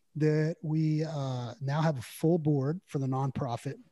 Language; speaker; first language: English; native; English